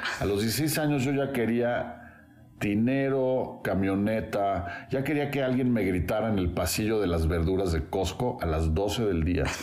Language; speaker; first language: Spanish; native; Spanish